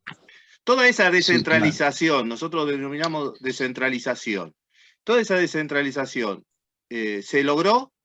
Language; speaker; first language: Spanish; native; Spanish